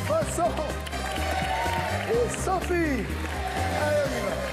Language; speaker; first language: French; native; French